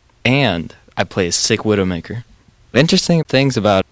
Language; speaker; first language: English; native; English